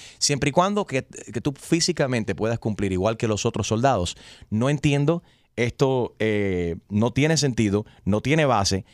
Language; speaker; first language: Spanish; early bilingual, heritage; Spanish